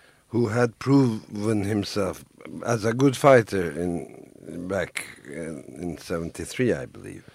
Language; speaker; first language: English; non-native, fluent; Turkish